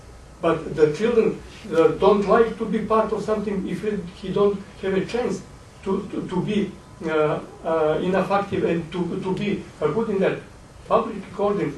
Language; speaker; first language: English; non-native, fluent; Serbian